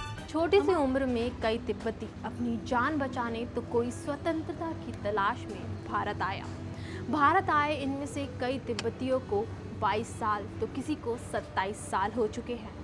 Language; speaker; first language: Hindi; native; Hindi